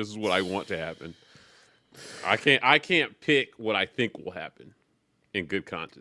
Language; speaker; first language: English; native; English